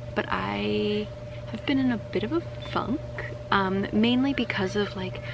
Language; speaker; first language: English; native; English